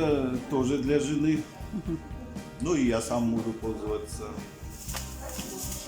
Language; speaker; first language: Russian; non-native, fluent; Hindi